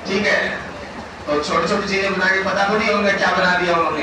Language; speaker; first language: Hindi; native; Hindi